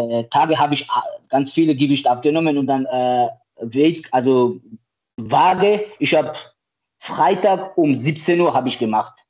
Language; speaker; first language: German; non-native, learner; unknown